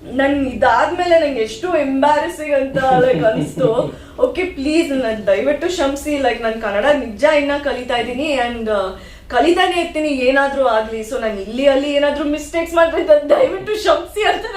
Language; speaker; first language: Kannada; non-native, learner; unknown